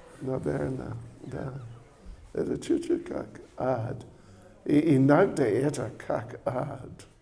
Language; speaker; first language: Russian; non-native, learner; English